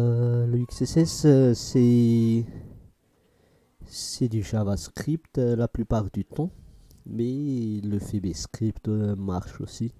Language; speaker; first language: French; non-native, fluent; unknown